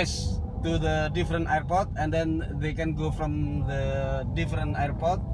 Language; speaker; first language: English; non-native, learner; Balinese